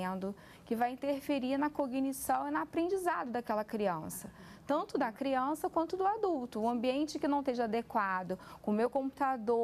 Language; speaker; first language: Portuguese; native; Portuguese